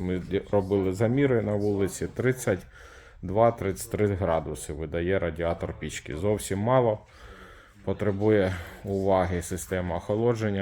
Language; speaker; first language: Ukrainian; native; Ukrainian